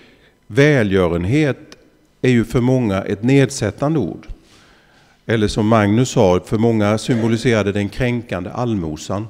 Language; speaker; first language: Swedish; native; Swedish